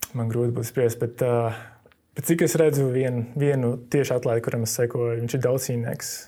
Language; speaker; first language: Latvian; native; Latvian